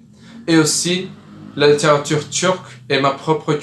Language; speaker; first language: French; non-native, fluent; Turkish